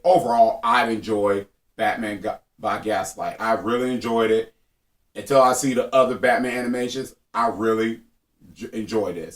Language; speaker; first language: English; native; English